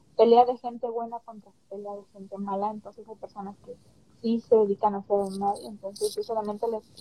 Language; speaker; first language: Spanish; native; Spanish